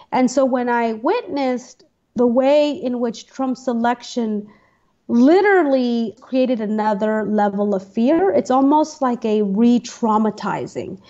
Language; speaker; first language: English; native; English